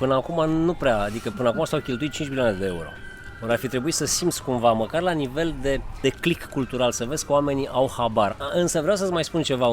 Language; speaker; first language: Romanian; native; Romanian